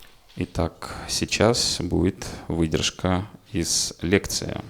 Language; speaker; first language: Russian; native; Russian